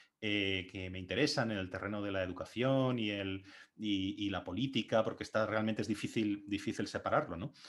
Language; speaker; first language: Spanish; native; Spanish